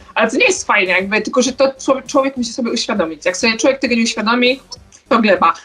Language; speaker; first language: Polish; native; Polish